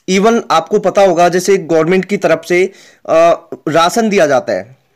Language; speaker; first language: Hindi; native; Hindi